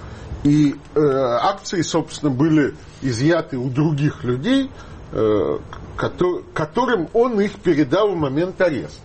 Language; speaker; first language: Russian; native; Russian